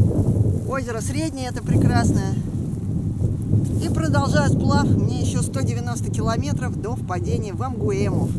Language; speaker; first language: Russian; native; Russian